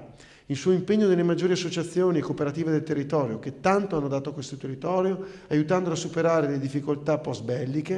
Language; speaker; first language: Italian; native; Italian